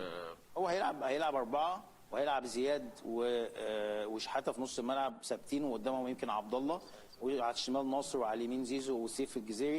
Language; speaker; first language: Arabic; native; Arabic